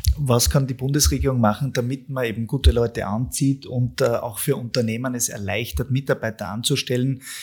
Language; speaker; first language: German; native; German